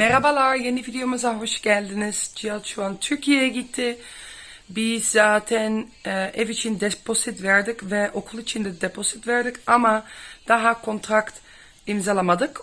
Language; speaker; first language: Turkish; non-native, fluent; Dutch